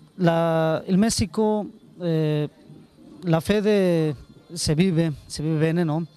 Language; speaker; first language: Italian; non-native, learner; Spanish